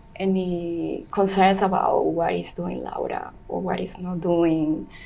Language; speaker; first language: English; non-native, learner; Spanish